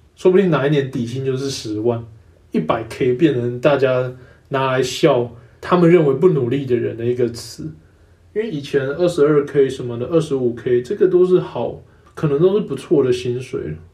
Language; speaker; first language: Chinese; native; Chinese